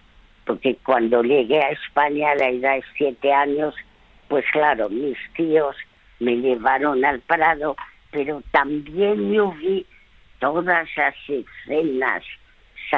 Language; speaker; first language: Spanish; early bilingual, other home language; French